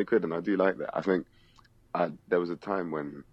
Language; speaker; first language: English; native; English